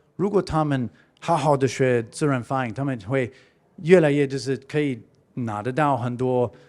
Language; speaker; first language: Chinese; non-native, fluent; English